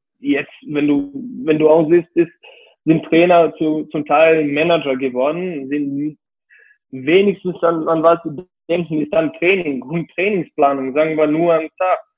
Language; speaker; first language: German; non-native, fluent; Serbian